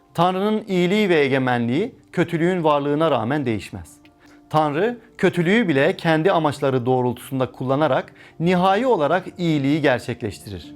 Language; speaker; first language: Turkish; native; Turkish